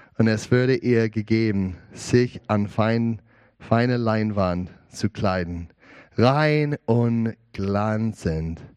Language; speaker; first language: German; non-native, learner; English